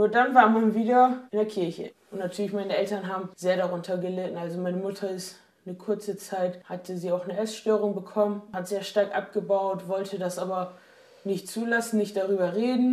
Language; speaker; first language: German; native; German